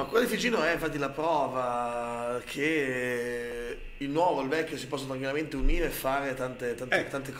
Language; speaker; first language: Italian; native; Italian